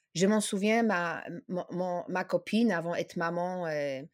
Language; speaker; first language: French; non-native, fluent; Polish